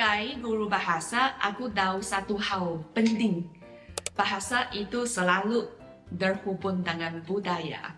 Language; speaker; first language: Indonesian; non-native, fluent; Chinese